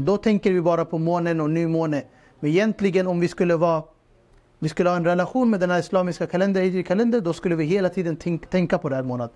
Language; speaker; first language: Swedish; non-native, fluent; Urdu